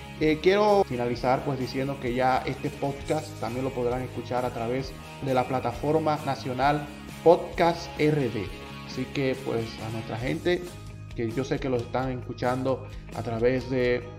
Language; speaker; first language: Spanish; native; Spanish